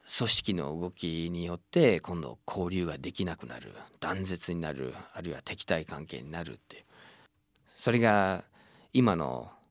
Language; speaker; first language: Japanese; non-native, fluent; English